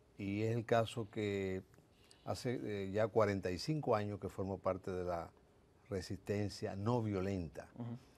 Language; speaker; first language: Spanish; native; Spanish